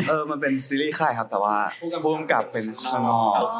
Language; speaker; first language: Thai; native; Thai